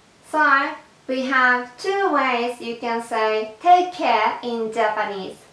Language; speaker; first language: English; non-native, fluent; Japanese